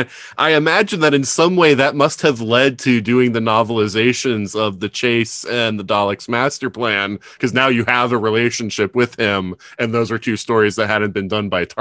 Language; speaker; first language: English; native; English